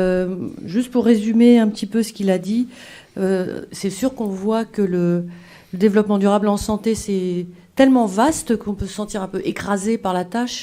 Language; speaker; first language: French; native; French